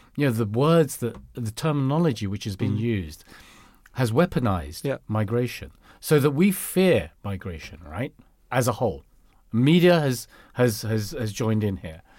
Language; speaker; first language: English; non-native, local second language; Cantonese